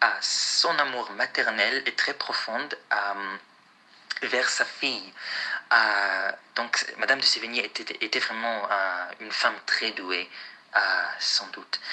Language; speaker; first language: French; non-native, fluent; Arabic